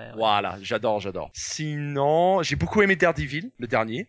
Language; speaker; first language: French; non-native, fluent; English